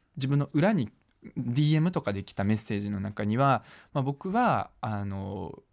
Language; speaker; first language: Japanese; early bilingual, other home language; Russian